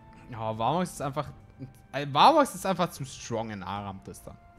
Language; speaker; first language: German; native; German